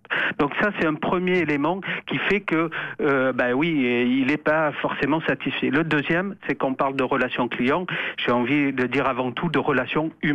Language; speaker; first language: French; native; French